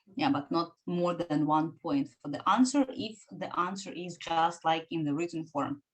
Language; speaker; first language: English; non-native, fluent; Ukrainian